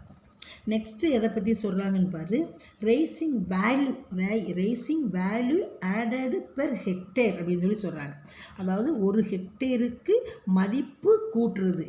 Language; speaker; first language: Tamil; native; Tamil